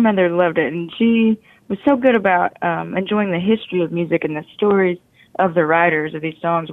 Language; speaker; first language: English; native; English